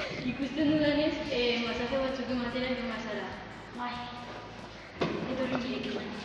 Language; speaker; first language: Basque; non-native, local second language; Spanish